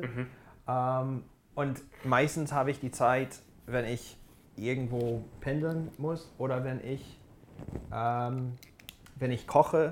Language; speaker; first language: German; non-native, fluent; English